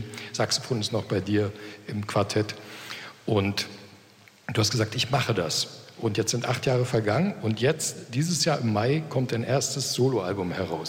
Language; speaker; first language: German; native; German